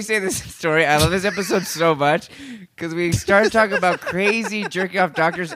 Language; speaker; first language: English; native; English